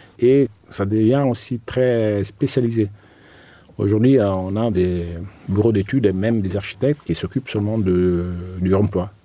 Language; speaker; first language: French; non-native, fluent; Italian